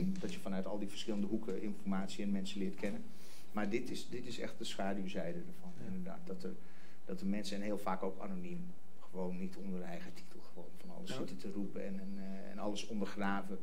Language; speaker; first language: Dutch; non-native, fluent; English